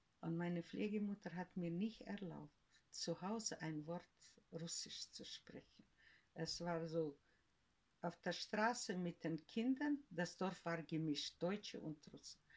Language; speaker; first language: German; early bilingual, heritage; German